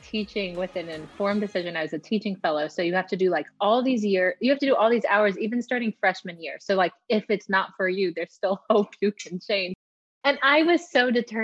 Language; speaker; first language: English; native; English